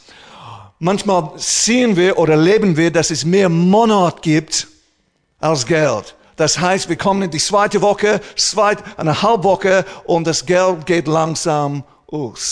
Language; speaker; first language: German; non-native, fluent; English